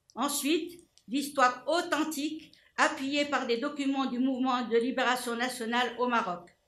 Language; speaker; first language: French; non-native, local second language; Arabic